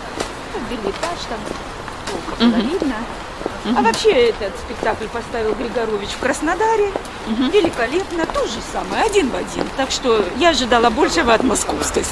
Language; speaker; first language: Russian; native; Russian